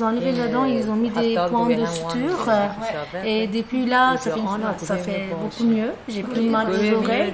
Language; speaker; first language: French; non-native, fluent; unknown